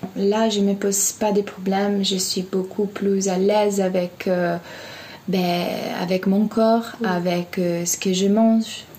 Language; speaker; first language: French; non-native, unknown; Italian